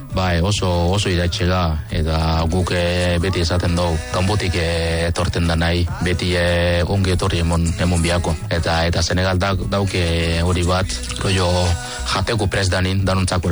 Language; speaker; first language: Basque; non-native, learner; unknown